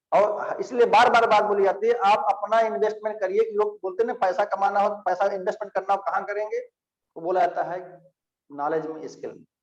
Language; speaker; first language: Hindi; native; Hindi